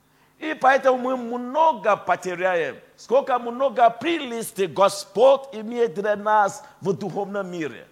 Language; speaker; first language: Russian; non-native, fluent; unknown